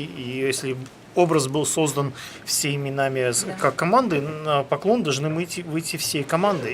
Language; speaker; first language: Russian; native; Russian